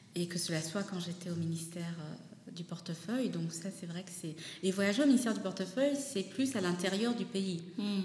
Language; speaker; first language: French; non-native, local second language; Lingala